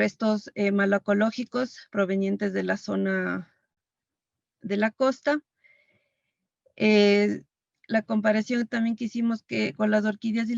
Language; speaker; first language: Spanish; native; Spanish